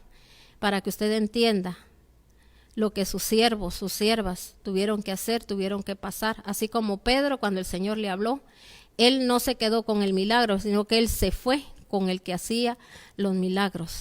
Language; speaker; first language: Spanish; native; Spanish